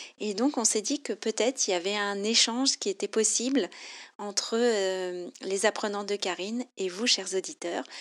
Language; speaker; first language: French; native; French